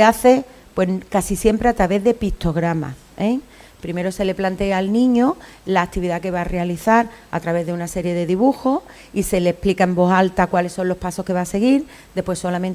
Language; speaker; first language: Spanish; native; Spanish